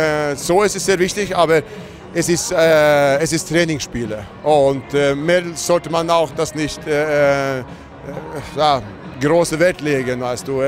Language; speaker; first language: German; non-native, fluent; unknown